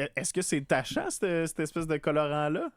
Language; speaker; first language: French; native; French